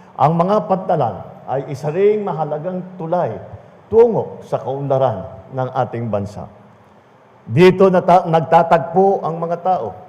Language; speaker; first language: Filipino; native; Filipino